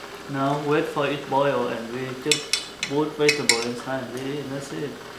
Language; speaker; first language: English; non-native, learner; Vietnamese